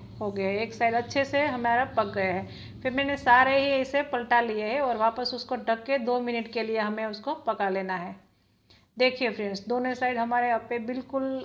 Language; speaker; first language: Hindi; non-native, local second language; Gujarati